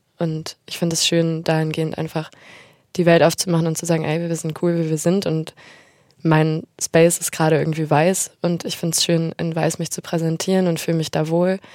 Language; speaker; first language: German; native; German